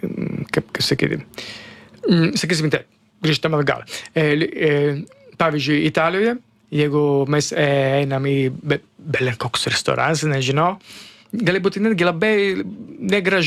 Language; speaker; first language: Lithuanian; non-native, learner; Italian